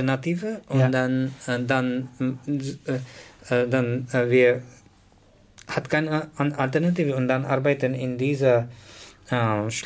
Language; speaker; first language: German; non-native, learner; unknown